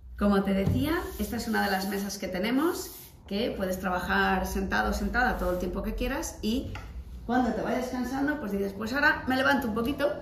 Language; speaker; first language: Spanish; native; Spanish